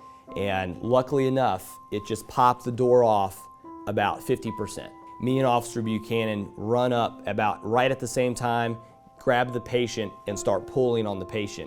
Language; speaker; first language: English; native; English